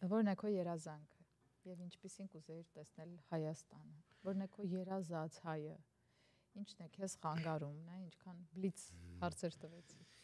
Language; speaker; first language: Armenian; native; Armenian